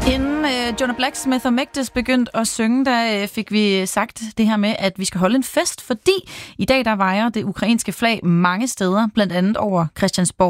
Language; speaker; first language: Danish; native; Danish